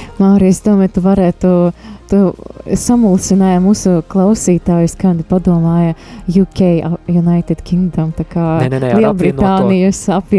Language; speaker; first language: Latvian; non-native, local second language; Russian